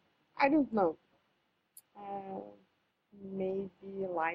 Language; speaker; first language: English; non-native, fluent; Serbian